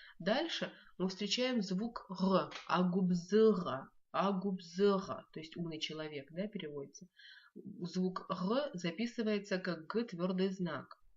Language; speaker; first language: Russian; non-native, local second language; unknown